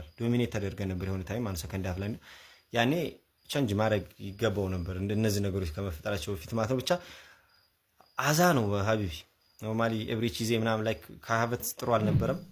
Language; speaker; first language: Amharic; native; Amharic